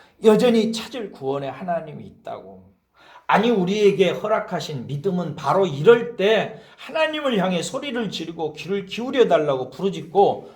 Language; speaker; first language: Korean; native; Korean